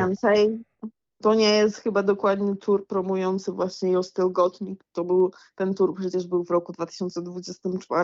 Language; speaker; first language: Polish; native; Polish